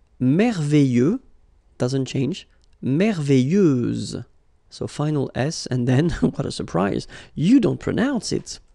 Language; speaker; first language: English; non-native, fluent; French